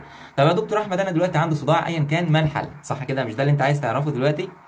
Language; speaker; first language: Arabic; native; Arabic